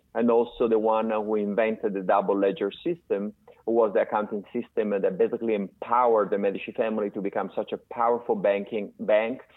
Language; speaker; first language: English; non-native, fluent; Italian